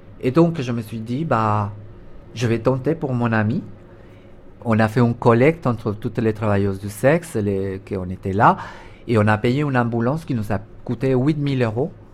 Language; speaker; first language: French; non-native, fluent; Spanish